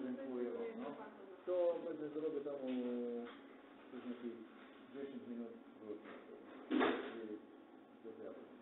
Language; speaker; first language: Polish; non-native, learner; Croatian